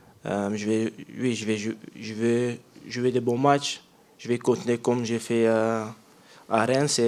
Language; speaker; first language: French; non-native, learner; Dutch